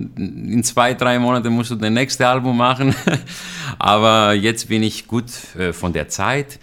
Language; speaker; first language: German; non-native, fluent; Greek